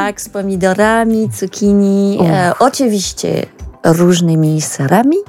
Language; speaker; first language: Polish; non-native, learner; French